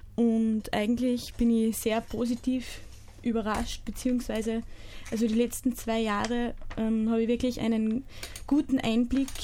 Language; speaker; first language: German; native; German